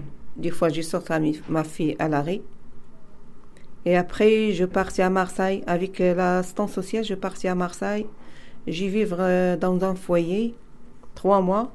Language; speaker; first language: French; non-native, learner; Arabic